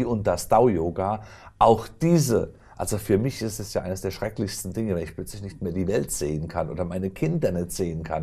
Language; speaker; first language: German; native; German